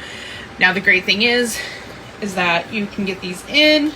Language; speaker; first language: English; native; English